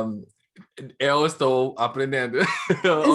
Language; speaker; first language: Portuguese; non-native, learner; English